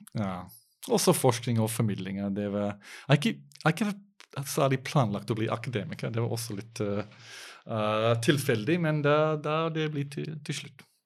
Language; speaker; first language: Norwegian; non-native, fluent; English